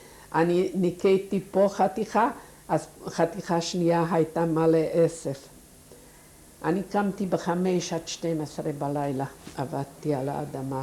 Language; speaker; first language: Hebrew; non-native, fluent; Yiddish